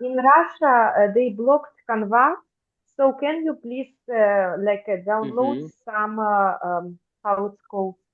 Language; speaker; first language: English; non-native, fluent; Russian